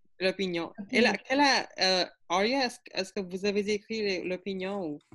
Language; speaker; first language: French; non-native, learner; English